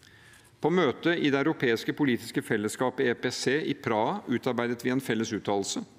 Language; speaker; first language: Norwegian; native; Norwegian